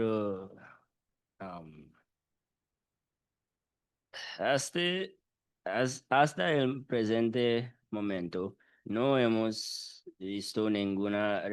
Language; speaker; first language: Spanish; non-native, learner; English